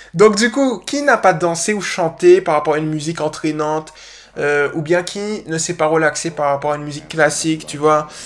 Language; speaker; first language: French; native; French